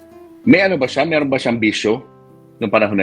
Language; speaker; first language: Filipino; native; Filipino